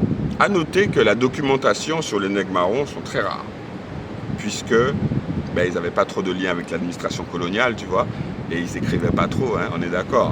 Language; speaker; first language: French; native; French